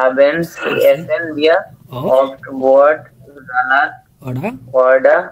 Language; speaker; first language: German; non-native, learner; Bangla